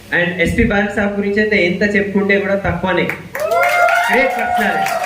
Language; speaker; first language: Telugu; non-native, local second language; Hindi